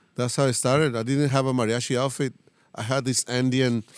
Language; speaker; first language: English; non-native, fluent; Spanish